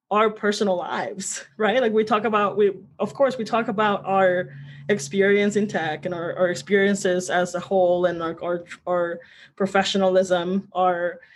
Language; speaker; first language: English; early bilingual, other home language; Spanish